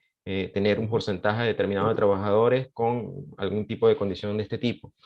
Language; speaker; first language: Spanish; native; Spanish